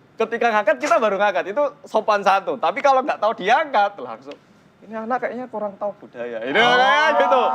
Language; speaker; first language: Indonesian; early bilingual, other home language; Korean